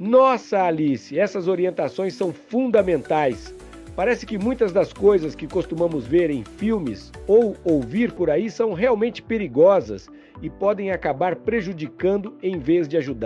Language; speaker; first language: Portuguese; native; Portuguese